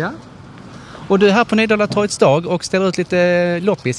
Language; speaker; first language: Swedish; native; Swedish